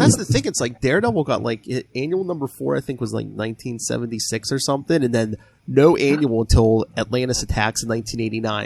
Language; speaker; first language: English; native; English